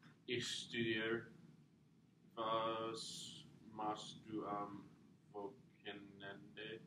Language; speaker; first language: German; non-native, learner; English